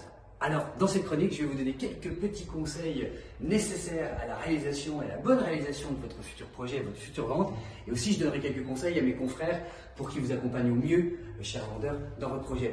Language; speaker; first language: French; native; French